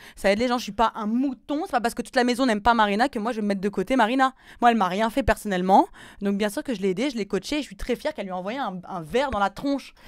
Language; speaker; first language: French; native; French